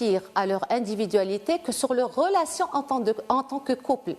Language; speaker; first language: French; non-native, local second language; Arabic